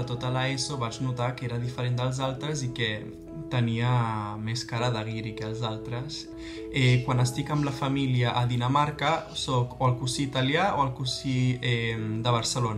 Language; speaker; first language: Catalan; early bilingual, other home language; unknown